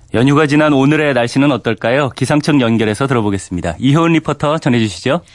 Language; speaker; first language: Korean; native; Korean